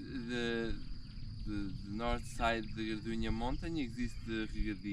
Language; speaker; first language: English; non-native, learner; Portuguese